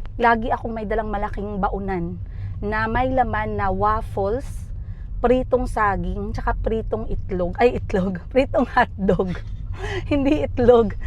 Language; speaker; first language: Filipino; non-native, local second language; Cebuano